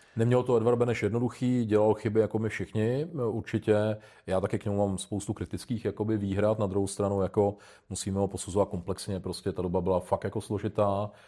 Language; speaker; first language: Czech; native; Czech